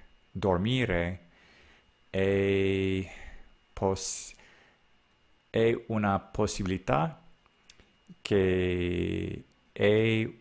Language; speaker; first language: Italian; non-native, learner; English